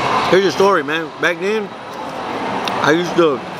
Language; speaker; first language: English; early bilingual, other home language; Spanish